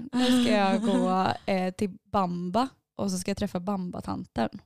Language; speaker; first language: Swedish; native; Swedish